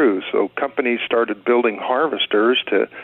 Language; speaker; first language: English; native; English